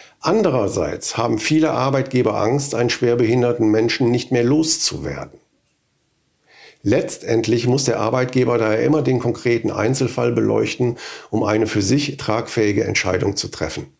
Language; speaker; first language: German; native; German